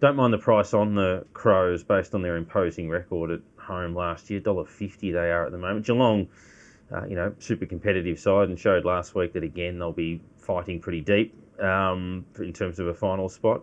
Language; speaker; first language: English; native; English